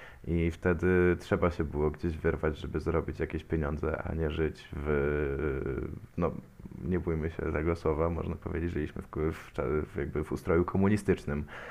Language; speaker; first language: Polish; native; Polish